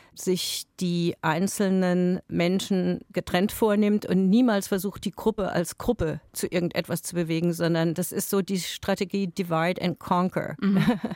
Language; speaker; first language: German; native; German